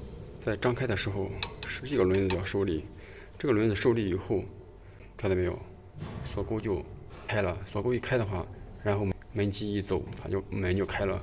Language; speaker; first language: Chinese; native; Chinese